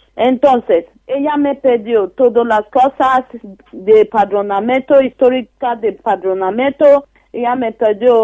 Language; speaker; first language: Spanish; non-native, learner; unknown